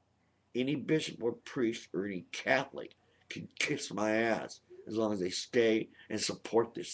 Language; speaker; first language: English; native; English